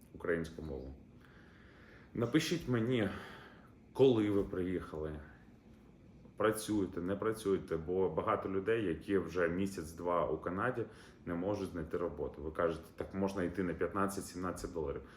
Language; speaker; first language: Ukrainian; non-native, local second language; Russian